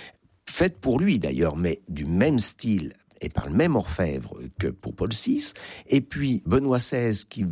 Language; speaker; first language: French; native; French